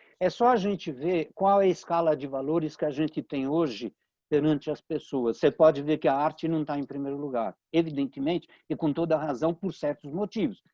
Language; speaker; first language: Portuguese; early bilingual, other home language; Italian